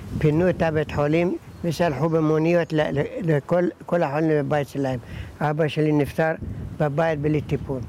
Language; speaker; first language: Hebrew; early bilingual, other home language; Arabic